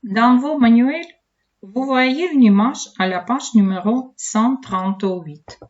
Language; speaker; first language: French; non-native, fluent; Ukrainian